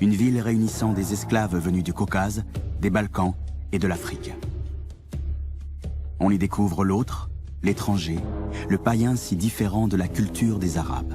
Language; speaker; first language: French; native; French